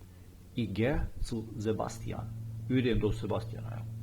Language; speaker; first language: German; non-native, fluent; Bosnian